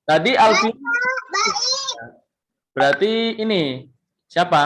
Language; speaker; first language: Indonesian; native; Indonesian